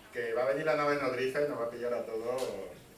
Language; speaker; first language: Spanish; native; Spanish